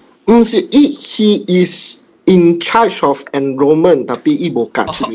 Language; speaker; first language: English; non-native, local second language; Min Nan Chinese